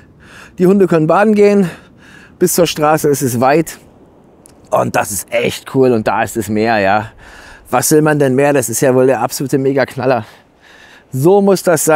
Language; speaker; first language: German; native; German